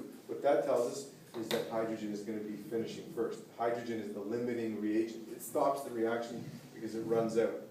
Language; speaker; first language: English; native; English